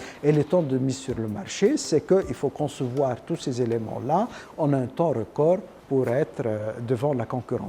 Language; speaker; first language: French; native; French